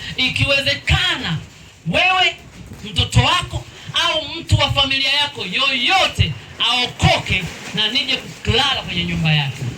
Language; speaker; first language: Swahili; native; Swahili